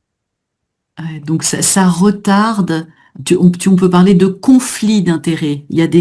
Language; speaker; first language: French; native; French